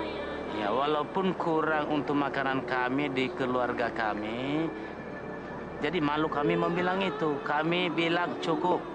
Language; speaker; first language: Indonesian; non-native, local second language; Nias